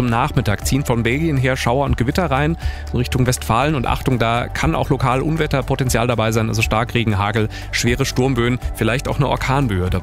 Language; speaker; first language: German; native; German